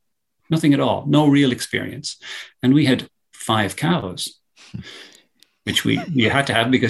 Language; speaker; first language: English; native; English